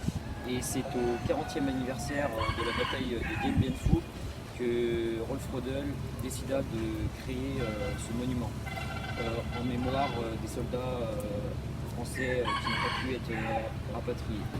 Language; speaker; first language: French; native; French